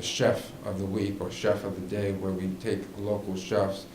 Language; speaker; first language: English; native; English